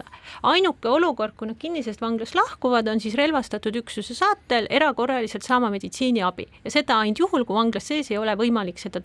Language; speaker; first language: Estonian; native; Estonian